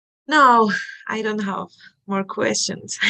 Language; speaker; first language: English; non-native, learner; Spanish